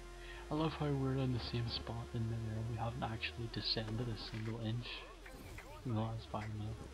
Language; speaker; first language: English; native; English